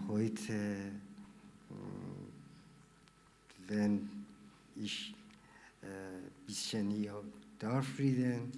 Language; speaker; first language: German; non-native, learner; Persian